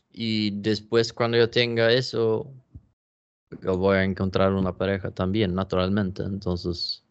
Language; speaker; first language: Spanish; non-native, learner; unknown